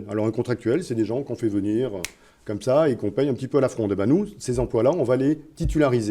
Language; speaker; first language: French; native; French